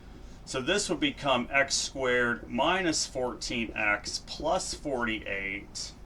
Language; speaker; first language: English; native; English